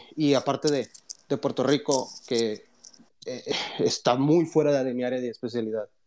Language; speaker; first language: Spanish; early bilingual, heritage; Spanish